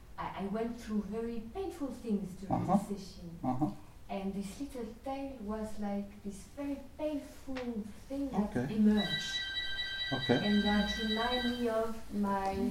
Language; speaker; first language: English; non-native, fluent; French